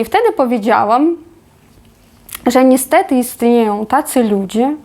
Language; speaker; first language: Polish; non-native, fluent; Ukrainian